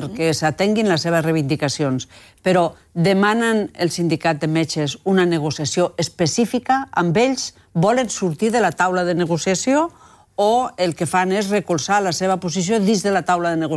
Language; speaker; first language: Catalan; native; Catalan